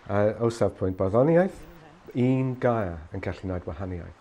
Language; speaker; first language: Welsh; non-native, fluent; English